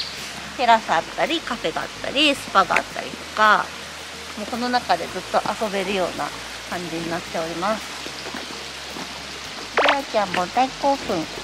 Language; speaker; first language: Japanese; native; Japanese